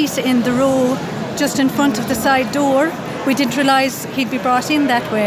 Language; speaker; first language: English; native; English